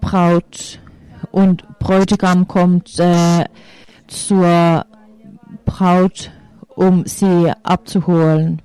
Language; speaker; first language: German; non-native, fluent; Finnish